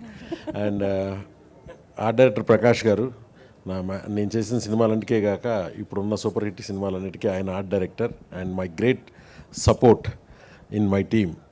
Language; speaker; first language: Telugu; native; Telugu